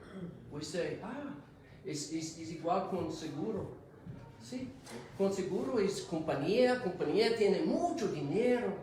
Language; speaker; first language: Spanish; non-native, learner; English